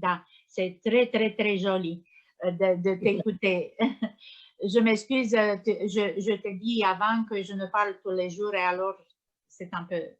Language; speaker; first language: French; non-native, learner; Romanian